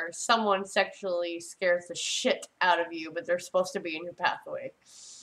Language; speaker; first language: English; native; English